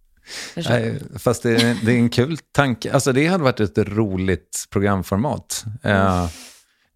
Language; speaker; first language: Swedish; native; Swedish